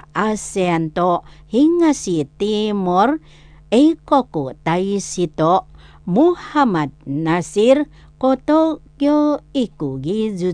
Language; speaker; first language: Japanese; non-native, learner; Indonesian